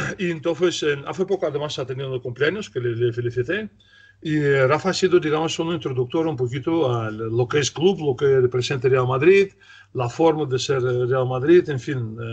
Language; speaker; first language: Spanish; non-native, fluent; Russian